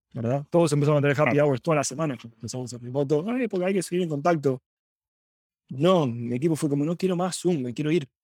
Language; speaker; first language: Spanish; native; Spanish